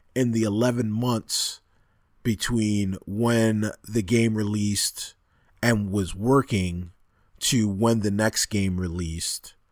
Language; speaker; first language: English; native; English